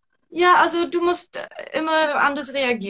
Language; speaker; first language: German; non-native, fluent; English